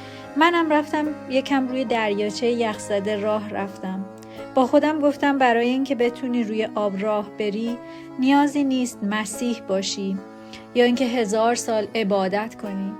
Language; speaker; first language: Persian; native; Persian